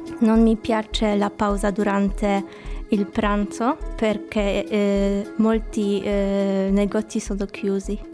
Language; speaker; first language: Italian; non-native, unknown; Polish